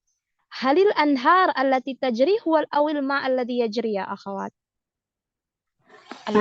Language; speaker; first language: Arabic; non-native, fluent; Indonesian